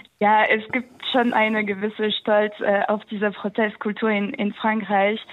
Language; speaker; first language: German; non-native, fluent; French